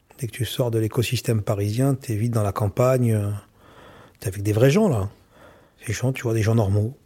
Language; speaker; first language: French; native; French